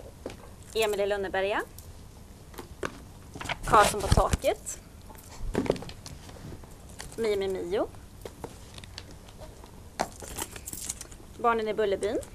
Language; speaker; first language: Swedish; native; Swedish